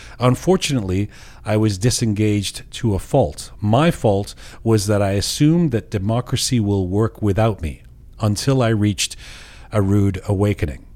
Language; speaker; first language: English; early bilingual, other home language; Persian